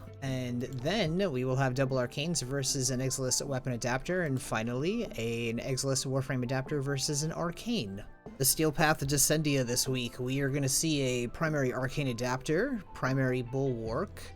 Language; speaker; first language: English; native; English